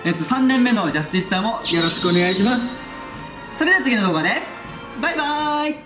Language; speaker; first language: Japanese; native; Japanese